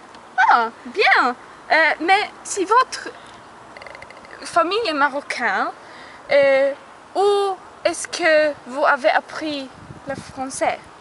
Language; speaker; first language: French; non-native, learner; Swedish